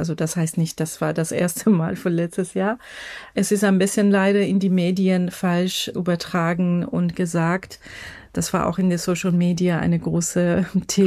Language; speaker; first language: German; non-native, fluent; Persian